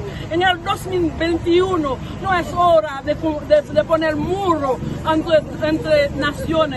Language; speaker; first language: Spanish; non-native, fluent; Haitian Creole